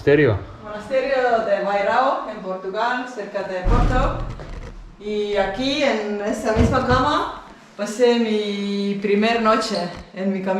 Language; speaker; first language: Spanish; non-native, fluent; Estonian